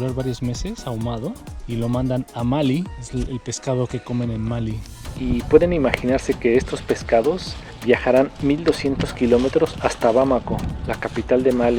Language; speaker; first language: Spanish; native; Spanish